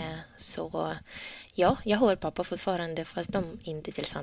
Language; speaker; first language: Swedish; non-native, learner; Russian